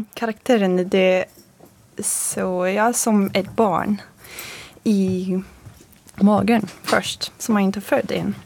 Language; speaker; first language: Swedish; non-native, fluent; French